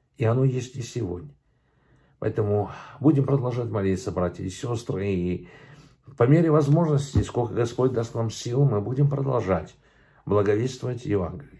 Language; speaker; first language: Russian; early bilingual, other home language; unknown